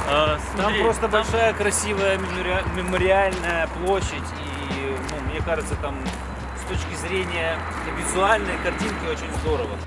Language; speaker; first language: Russian; native; Russian